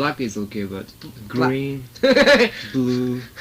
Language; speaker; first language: English; non-native, learner; Japanese